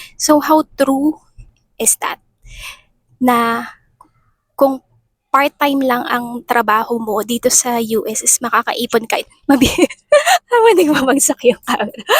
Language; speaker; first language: Filipino; native; Filipino